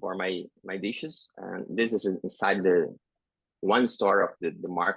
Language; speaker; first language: English; non-native, learner; Portuguese